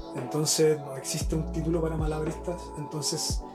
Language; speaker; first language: Spanish; native; Spanish